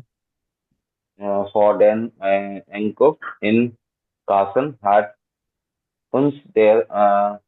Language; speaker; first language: German; non-native, learner; Hindi